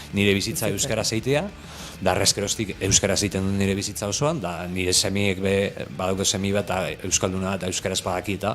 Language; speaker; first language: Basque; non-native, local second language; Spanish